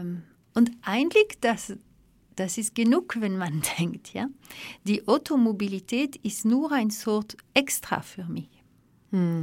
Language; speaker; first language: German; non-native, fluent; French